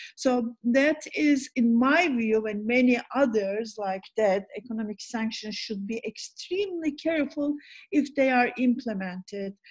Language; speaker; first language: English; non-native, fluent; Turkish